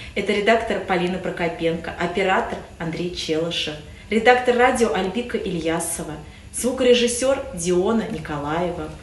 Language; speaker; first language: Russian; native; Russian